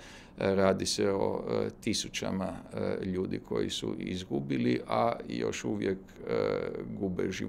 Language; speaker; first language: Serbian; native; Serbian